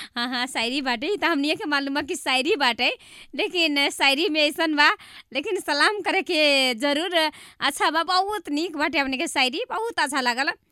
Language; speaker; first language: Bhojpuri; non-native, local second language; Maithili